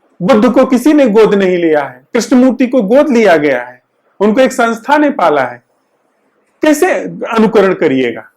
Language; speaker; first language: Hindi; native; Hindi